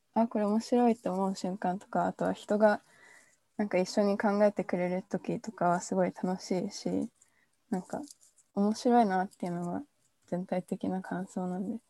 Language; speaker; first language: Japanese; native; Japanese